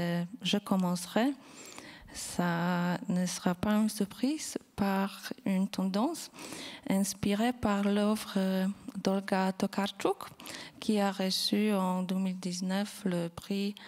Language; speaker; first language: French; non-native, fluent; Polish